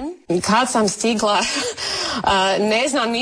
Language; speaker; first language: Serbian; non-native, learner; English